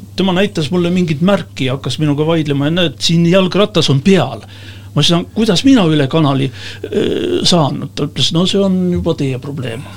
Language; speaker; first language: Estonian; non-native, local second language; Russian